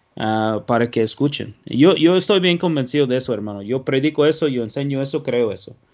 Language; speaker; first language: Spanish; non-native, fluent; English